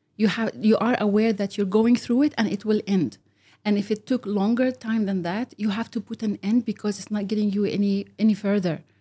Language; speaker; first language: English; early bilingual, other home language; Arabic